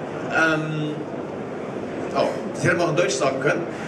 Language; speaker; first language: German; native; German